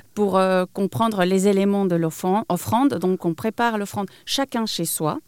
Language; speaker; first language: French; non-native, fluent; Spanish